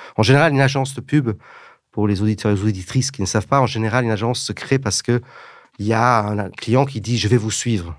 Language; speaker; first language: French; early bilingual, heritage; English